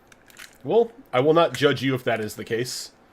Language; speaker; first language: English; native; English